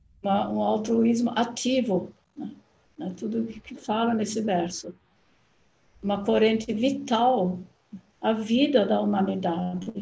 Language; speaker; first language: Portuguese; non-native, fluent; German